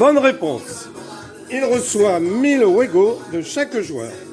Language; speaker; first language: French; native; French